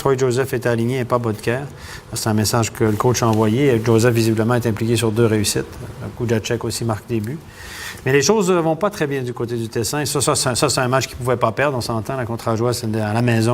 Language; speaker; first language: French; native; French